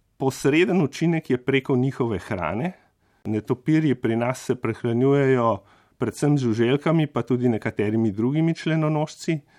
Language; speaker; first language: Slovenian; native; Slovenian